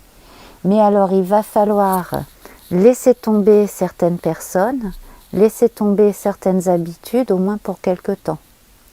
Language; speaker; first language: French; native; French